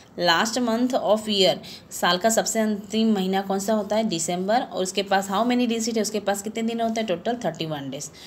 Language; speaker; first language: Hindi; non-native, local second language; Gujarati